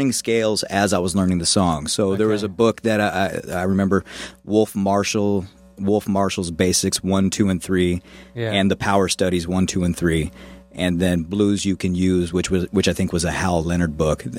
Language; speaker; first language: English; native; English